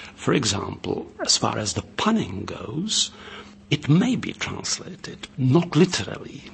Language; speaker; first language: English; non-native, fluent; Czech